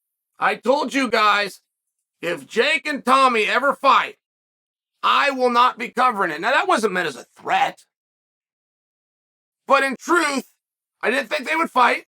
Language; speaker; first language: English; native; English